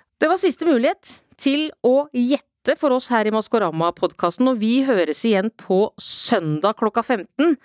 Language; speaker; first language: Norwegian; native; Norwegian